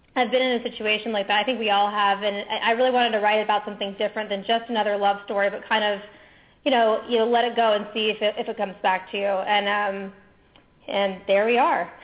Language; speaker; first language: English; native; English